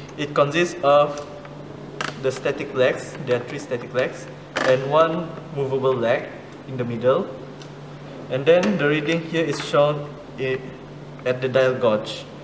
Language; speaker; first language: English; non-native, local second language; Malay